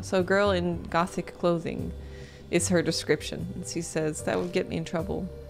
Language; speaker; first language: English; non-native, fluent; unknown